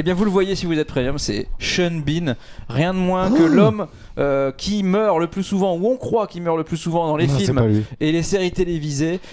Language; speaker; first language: French; native; French